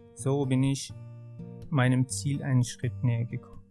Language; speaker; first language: German; non-native, fluent; Arabic